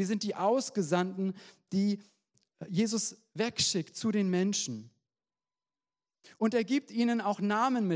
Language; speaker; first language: German; native; German